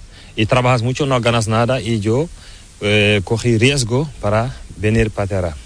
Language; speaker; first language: Spanish; non-native, learner; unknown